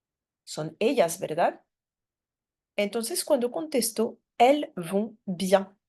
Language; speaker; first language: Spanish; non-native, fluent; French